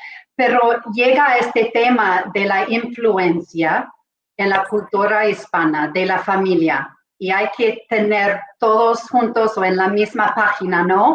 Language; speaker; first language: Spanish; non-native, fluent; English